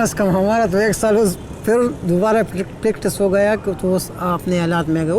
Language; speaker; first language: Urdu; non-native, local second language; Pashto